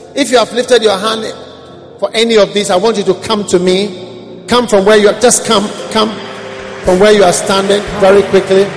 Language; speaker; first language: English; non-native, local second language; Akan